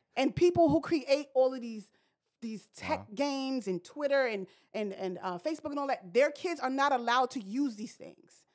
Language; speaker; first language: English; native; English